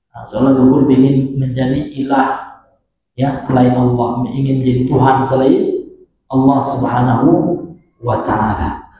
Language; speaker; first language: Indonesian; non-native, local second language; Minangkabau